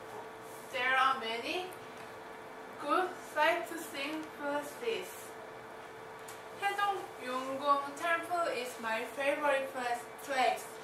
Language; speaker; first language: English; non-native, learner; Korean